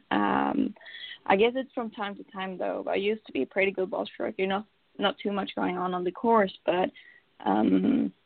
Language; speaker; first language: English; non-native, fluent; Swedish